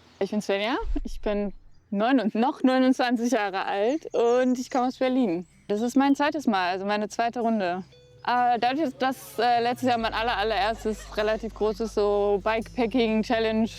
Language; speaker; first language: German; native; German